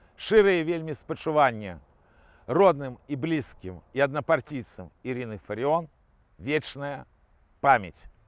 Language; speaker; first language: Belarusian; non-native, local second language; Russian